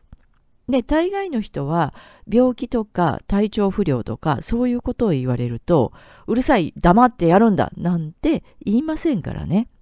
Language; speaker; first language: Japanese; native; Japanese